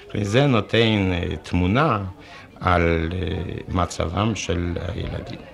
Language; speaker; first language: Hebrew; non-native, fluent; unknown